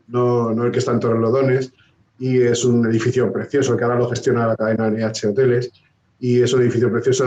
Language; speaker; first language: Spanish; native; Spanish